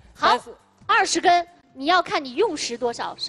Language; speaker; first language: Chinese; native; Chinese